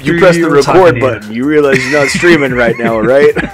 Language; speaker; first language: English; native; English